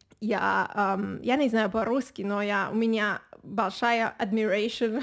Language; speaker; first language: Russian; non-native, fluent; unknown